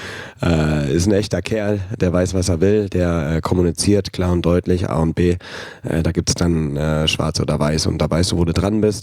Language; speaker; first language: German; native; German